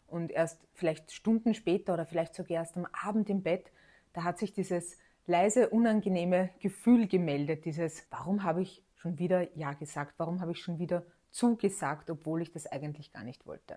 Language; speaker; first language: German; native; German